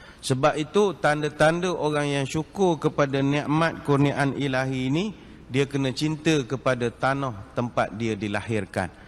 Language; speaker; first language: Malay; native; Malay